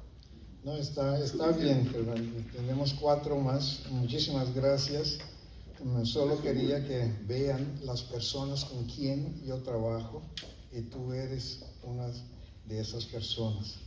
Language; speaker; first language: Spanish; non-native, fluent; Papiamento